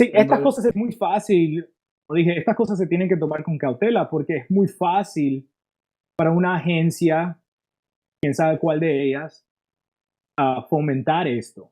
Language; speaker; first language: Spanish; early bilingual, heritage; Spanish